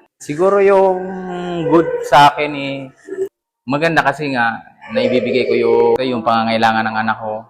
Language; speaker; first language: Filipino; native; Filipino